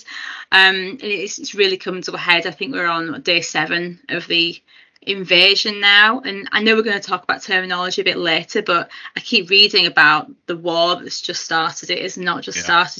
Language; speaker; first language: English; native; English